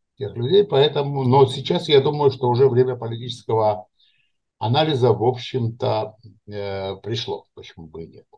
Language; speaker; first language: Russian; non-native, local second language; Georgian